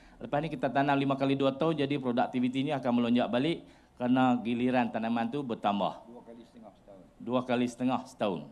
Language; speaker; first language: Malay; native; Malay